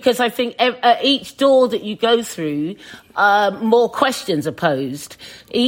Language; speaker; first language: English; native; English